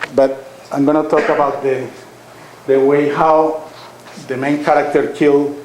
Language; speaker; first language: English; non-native, fluent; Spanish